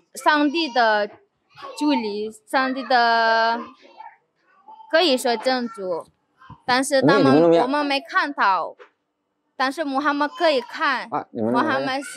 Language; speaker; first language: Chinese; non-native, fluent; Indonesian